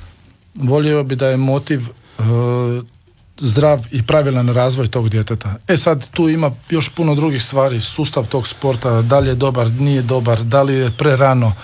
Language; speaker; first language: Serbian; native; Serbian